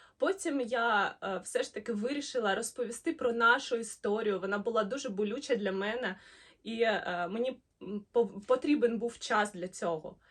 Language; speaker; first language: Ukrainian; non-native, local second language; Russian